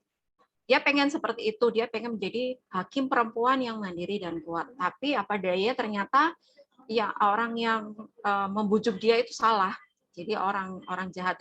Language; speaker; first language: Indonesian; native; Indonesian